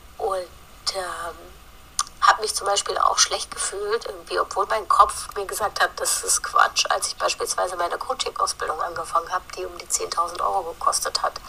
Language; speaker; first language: German; early bilingual, other home language; Turkish